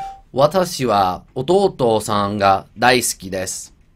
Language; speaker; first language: Japanese; non-native, learner; English